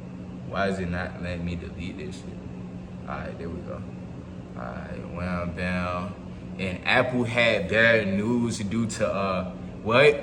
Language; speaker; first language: English; native; English